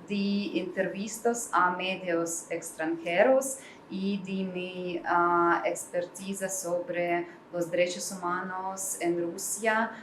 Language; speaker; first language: Spanish; non-native, learner; Russian